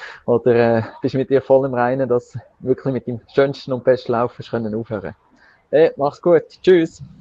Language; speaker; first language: German; native; German